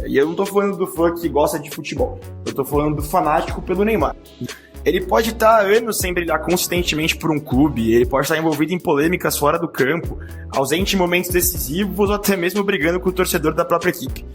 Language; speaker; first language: Portuguese; native; Portuguese